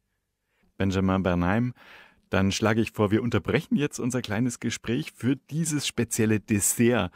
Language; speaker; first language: German; native; German